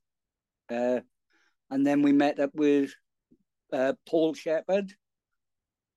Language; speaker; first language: English; native; English